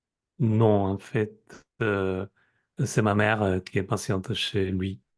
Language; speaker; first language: French; non-native, fluent; Spanish